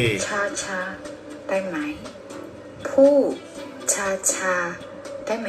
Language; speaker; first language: Thai; non-native, fluent; Burmese